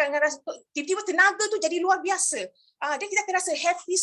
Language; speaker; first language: Malay; native; Malay